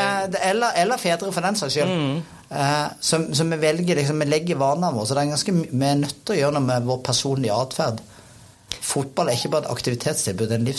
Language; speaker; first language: Norwegian; native; Norwegian